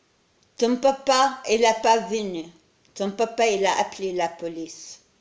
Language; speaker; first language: French; non-native, learner; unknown